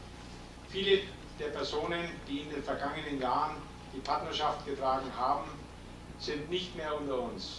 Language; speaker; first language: German; native; German